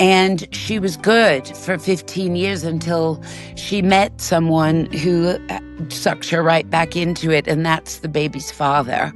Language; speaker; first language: English; native; English